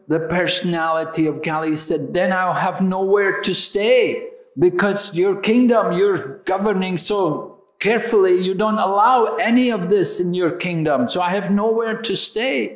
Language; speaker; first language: English; native; English